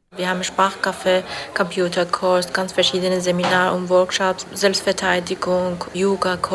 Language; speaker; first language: German; non-native, fluent; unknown